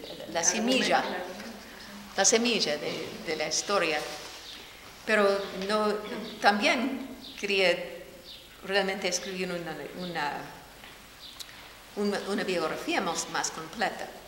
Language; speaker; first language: Spanish; non-native, fluent; English